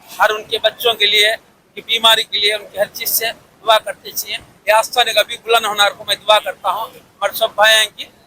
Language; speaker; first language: Hindi; non-native, local second language; Urdu